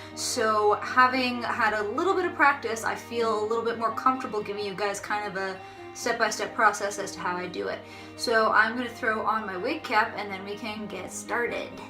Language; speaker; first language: English; native; English